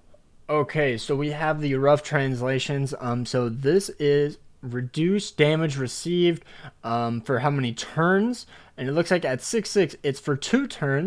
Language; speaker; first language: English; native; English